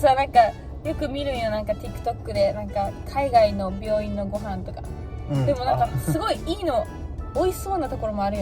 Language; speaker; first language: Japanese; native; Japanese